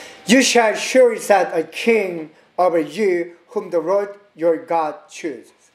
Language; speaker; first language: English; non-native, learner; Korean